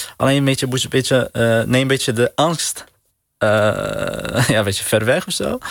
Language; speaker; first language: Dutch; non-native, learner; Arabic